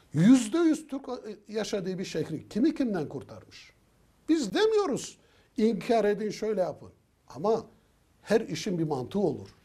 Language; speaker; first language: Turkish; native; Turkish